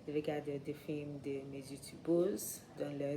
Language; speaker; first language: French; non-native, learner; English